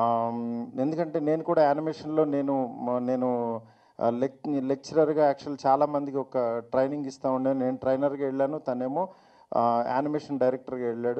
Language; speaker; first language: Telugu; native; Telugu